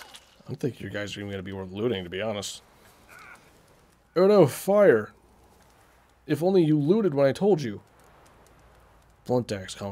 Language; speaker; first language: English; native; English